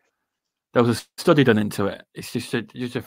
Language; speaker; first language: English; native; English